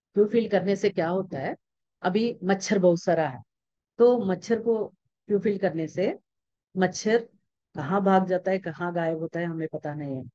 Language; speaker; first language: Hindi; non-native, local second language; Telugu